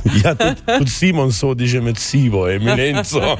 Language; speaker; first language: Slovenian; native; Slovenian